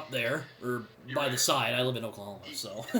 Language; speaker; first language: English; native; English